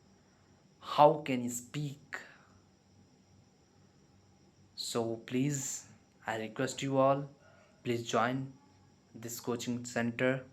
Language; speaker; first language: English; non-native, learner; Hindi